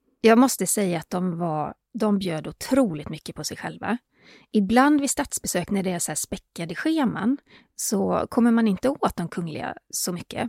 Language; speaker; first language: Swedish; native; Swedish